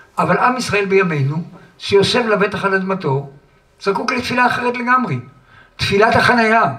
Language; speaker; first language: Hebrew; native; Hebrew